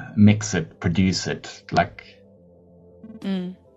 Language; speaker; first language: English; native; English